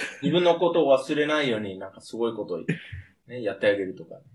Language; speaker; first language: Japanese; non-native, fluent; English